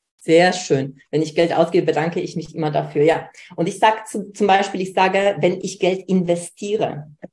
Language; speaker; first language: German; early bilingual, other home language; Polish